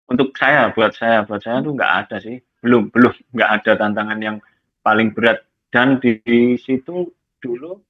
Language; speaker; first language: Malay; non-native, local second language; Javanese